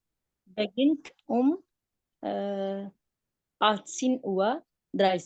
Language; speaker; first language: German; non-native, learner; Urdu